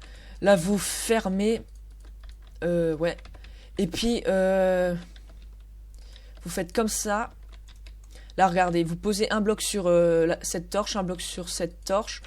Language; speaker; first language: French; native; French